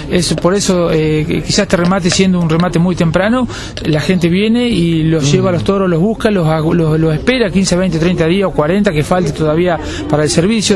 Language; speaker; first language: Spanish; native; Spanish